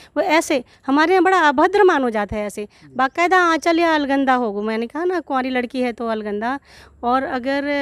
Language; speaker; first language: Hindi; native; Hindi